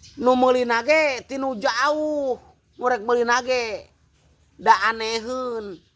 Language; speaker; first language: Sundanese; non-native, fluent; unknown